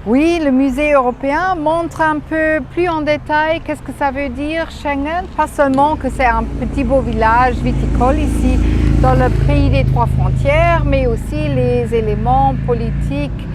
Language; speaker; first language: French; non-native, fluent; German